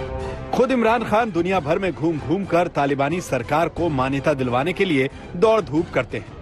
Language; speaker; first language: Hindi; native; Hindi